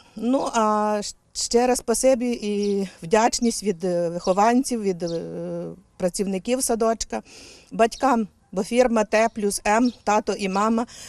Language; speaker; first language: Ukrainian; native; Ukrainian